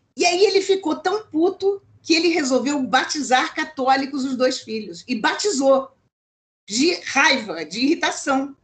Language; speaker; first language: Portuguese; native; Portuguese